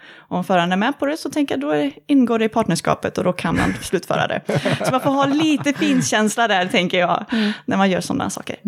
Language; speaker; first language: Swedish; native; Swedish